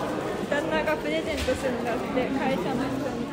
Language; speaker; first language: Japanese; native; Japanese